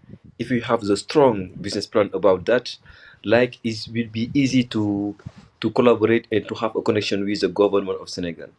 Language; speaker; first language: English; non-native, local second language; Wolof